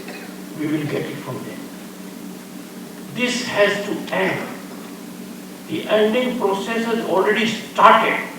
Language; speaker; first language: English; non-native, local second language; Hindi